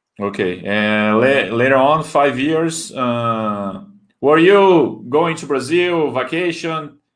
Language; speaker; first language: English; non-native, fluent; Portuguese